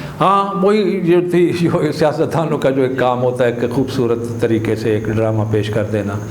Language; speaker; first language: Urdu; native; Urdu